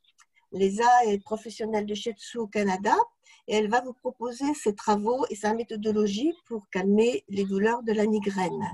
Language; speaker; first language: French; native; French